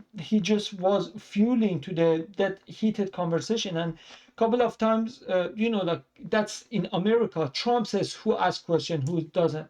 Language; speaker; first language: English; non-native, fluent; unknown